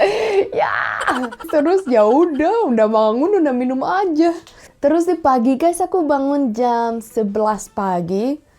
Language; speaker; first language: Indonesian; non-native, fluent; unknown